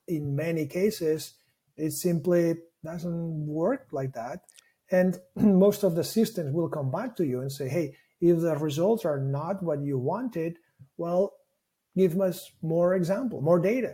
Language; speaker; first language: English; non-native, fluent; Catalan